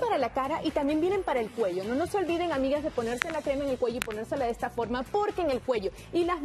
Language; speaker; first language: Spanish; native; Spanish